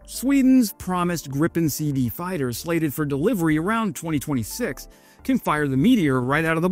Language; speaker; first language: English; native; English